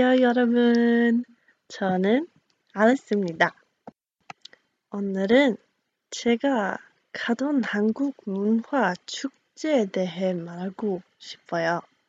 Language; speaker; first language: Korean; non-native, learner; English